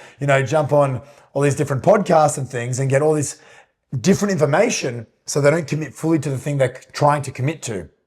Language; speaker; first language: English; native; English